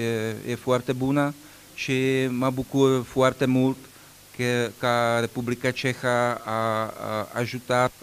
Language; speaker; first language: Romanian; non-native, learner; Czech